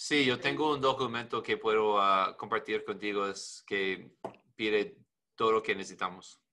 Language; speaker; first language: Spanish; non-native, learner; English